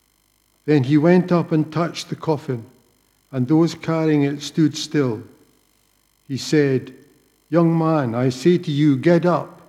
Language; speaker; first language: English; native; English